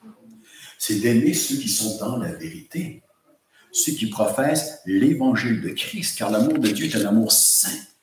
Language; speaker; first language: French; native; French